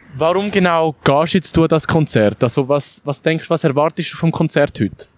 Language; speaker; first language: German; native; German